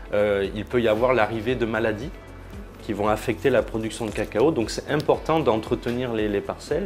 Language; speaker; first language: French; native; French